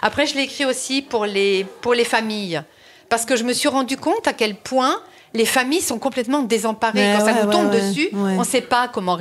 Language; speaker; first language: French; native; French